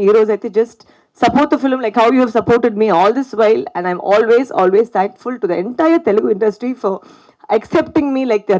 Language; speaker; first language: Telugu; non-native, local second language; Tamil